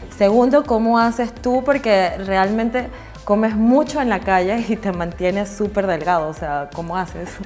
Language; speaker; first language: Spanish; native; Spanish